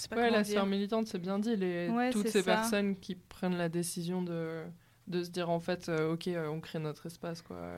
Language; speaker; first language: French; native; French